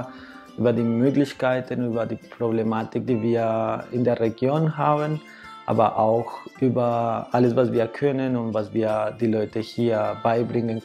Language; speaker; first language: German; non-native, fluent; Spanish